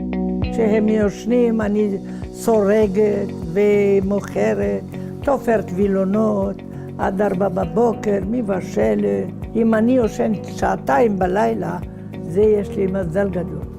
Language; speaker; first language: Hebrew; non-native, fluent; Arabic